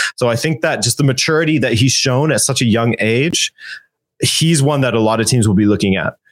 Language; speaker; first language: English; native; English